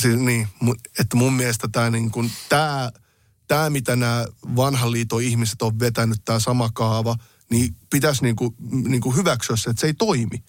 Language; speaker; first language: Finnish; early bilingual, other home language; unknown